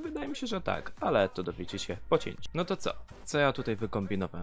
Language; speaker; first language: Polish; native; Polish